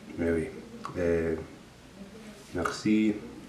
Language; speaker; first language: French; non-native, learner; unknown